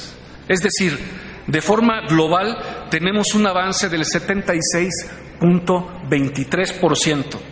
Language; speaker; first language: Spanish; native; Spanish